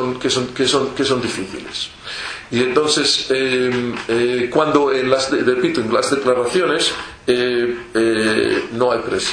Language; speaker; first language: Spanish; non-native, fluent; Hebrew